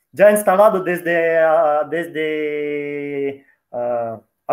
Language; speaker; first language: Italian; non-native, learner; Russian